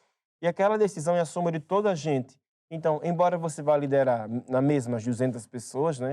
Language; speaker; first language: Portuguese; native; Portuguese